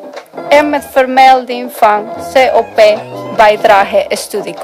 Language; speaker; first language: Dutch; non-native, fluent; Spanish